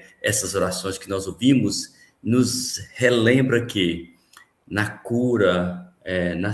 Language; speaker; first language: Portuguese; native; Portuguese